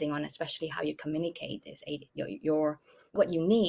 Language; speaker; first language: English; non-native, local second language; Cantonese